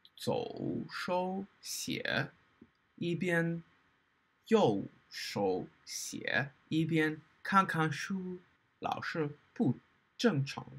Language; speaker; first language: Chinese; non-native, fluent; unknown